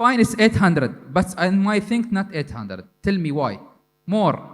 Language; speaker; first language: English; non-native, learner; Arabic